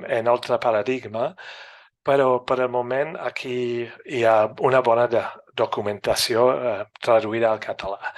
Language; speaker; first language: Catalan; non-native, fluent; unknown